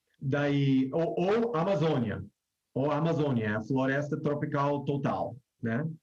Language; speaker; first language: Portuguese; non-native, fluent; English